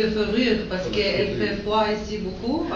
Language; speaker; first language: French; non-native, learner; Spanish